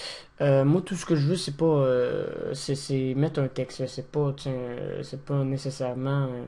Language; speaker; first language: French; native; French